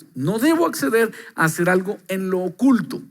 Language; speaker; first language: Spanish; native; Spanish